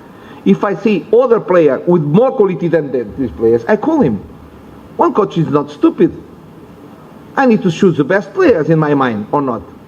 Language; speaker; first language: English; non-native, learner; Portuguese